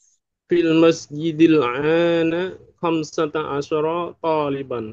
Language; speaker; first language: Arabic; non-native, learner; Indonesian